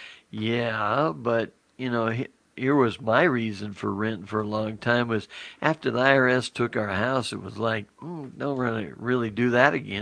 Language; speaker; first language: English; native; English